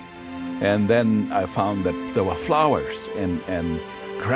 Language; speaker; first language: English; non-native, local second language; Gujarati